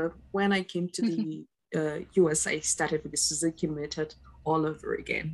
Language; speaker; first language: English; non-native, local second language; Igbo